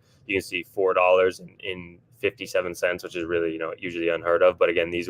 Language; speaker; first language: English; native; English